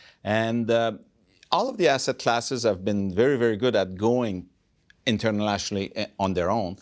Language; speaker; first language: English; non-native, fluent; French